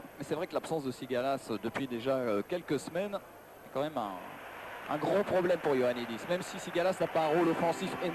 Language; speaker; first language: French; native; French